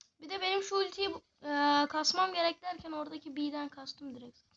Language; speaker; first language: Turkish; native; Turkish